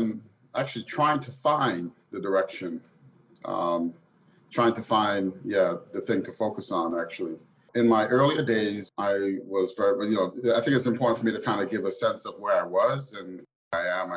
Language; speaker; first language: English; native; English